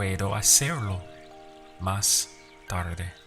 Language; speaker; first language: Spanish; non-native, fluent; English